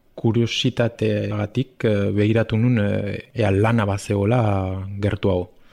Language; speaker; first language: Basque; non-native, local second language; Spanish